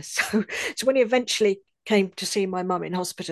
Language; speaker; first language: English; native; English